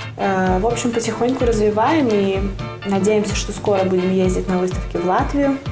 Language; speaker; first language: Russian; native; Russian